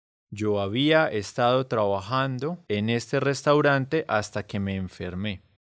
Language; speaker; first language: Spanish; native; Spanish